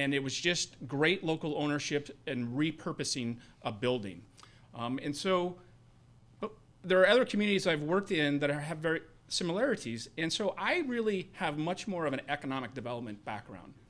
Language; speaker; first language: English; native; English